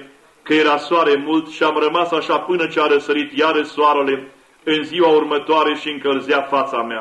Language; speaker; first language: Romanian; native; Romanian